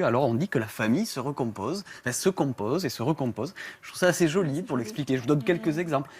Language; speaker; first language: French; native; French